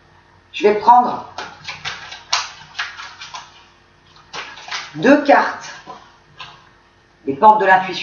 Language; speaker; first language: French; native; French